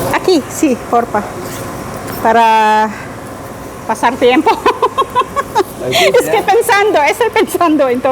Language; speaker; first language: Spanish; non-native, learner; Filipino